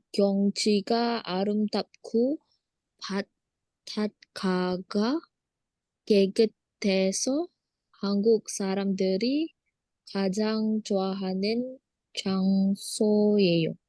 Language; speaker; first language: Korean; non-native, learner; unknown